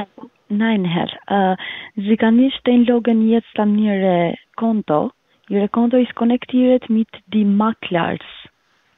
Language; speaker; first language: German; non-native, learner; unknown